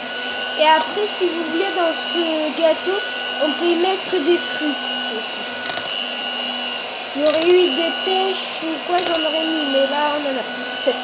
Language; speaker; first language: French; native; French